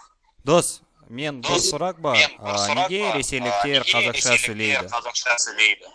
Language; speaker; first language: Kazakh; non-native, learner; Russian